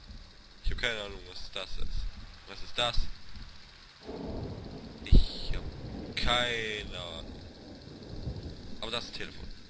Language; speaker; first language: German; native; German